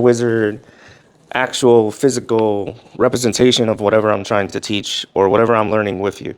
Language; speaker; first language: English; native; English